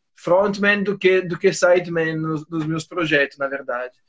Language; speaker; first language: Portuguese; non-native, fluent; Italian